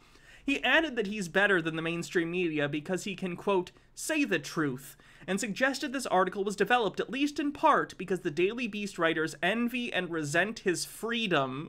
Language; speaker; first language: English; native; English